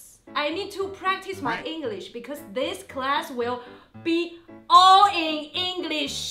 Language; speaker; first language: English; non-native, learner; Chinese